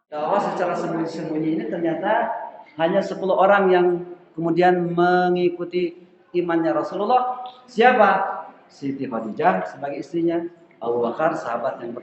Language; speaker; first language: Indonesian; non-native, local second language; Sundanese